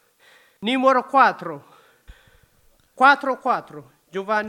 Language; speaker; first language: Italian; non-native, learner; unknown